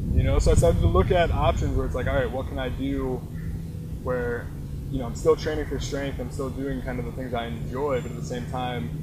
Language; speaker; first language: English; native; English